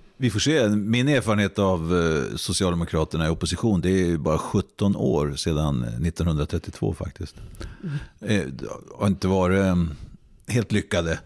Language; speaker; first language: Swedish; native; Swedish